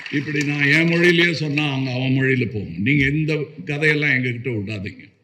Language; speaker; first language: Tamil; native; Tamil